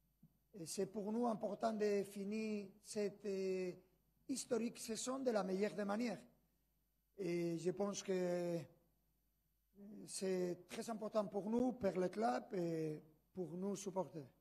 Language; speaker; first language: French; non-native, fluent; Spanish